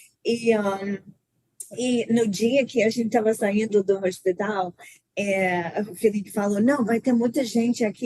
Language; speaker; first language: Portuguese; non-native, learner; English